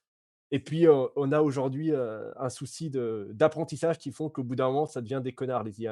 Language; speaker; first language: French; native; French